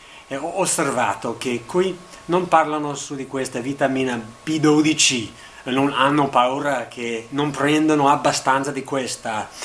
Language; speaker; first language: Italian; non-native, learner; English